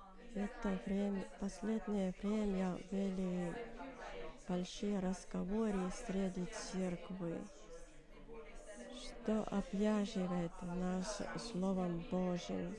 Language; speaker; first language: Russian; non-native, learner; Finnish